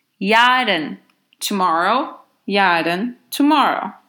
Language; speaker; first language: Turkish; non-native, learner; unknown